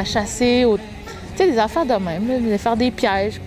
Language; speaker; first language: French; non-native, local second language; Innu-aimun